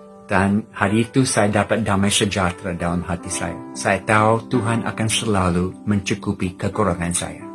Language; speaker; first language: Indonesian; non-native, fluent; English